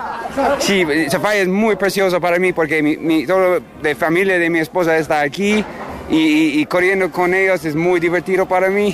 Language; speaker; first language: Spanish; non-native, learner; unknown